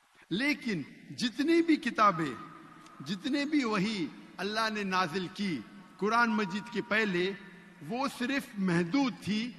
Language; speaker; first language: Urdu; non-native, local second language; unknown